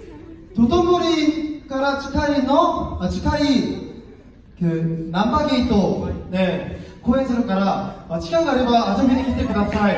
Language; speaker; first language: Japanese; non-native, learner; Korean